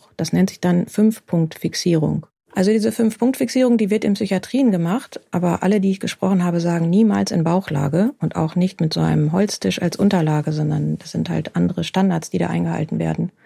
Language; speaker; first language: German; native; German